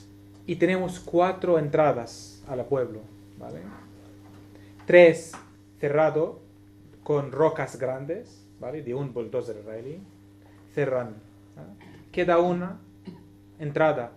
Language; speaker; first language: Spanish; non-native, learner; Arabic